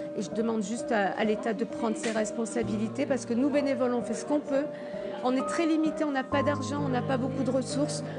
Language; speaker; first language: French; native; French